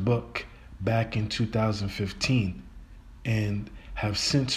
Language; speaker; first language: English; native; English